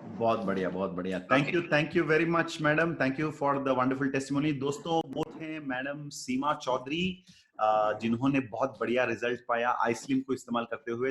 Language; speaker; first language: Hindi; non-native, local second language; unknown